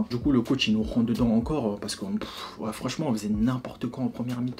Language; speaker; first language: French; native; French